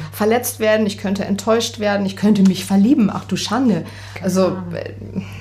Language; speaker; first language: German; native; German